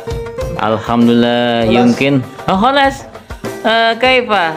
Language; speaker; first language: Arabic; non-native, learner; Indonesian